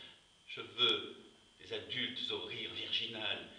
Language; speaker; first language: French; native; French